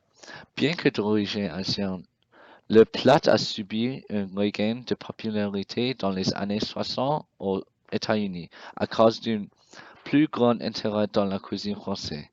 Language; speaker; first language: French; non-native, learner; English